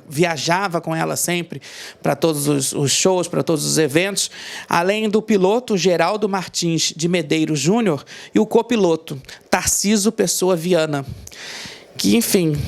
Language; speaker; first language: Portuguese; native; Portuguese